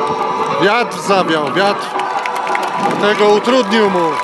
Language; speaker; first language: Polish; native; Polish